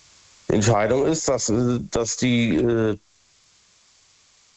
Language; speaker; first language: German; native; German